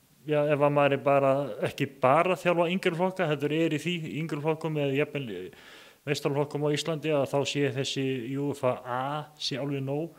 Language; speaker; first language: Icelandic; native; Icelandic